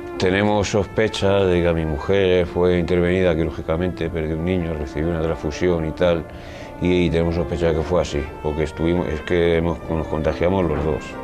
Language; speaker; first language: Spanish; native; Spanish